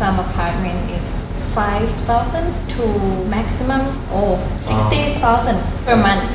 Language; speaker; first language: English; non-native, learner; Thai